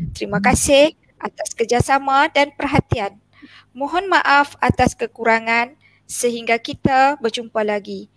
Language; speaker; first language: Malay; native; Malay